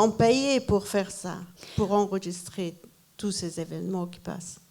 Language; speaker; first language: French; non-native, fluent; Persian